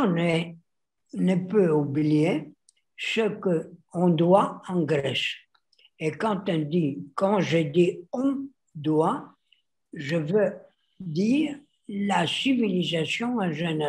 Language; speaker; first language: French; non-native, fluent; Greek